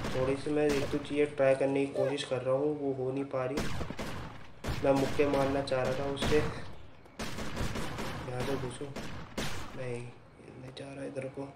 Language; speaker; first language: Hindi; native; Hindi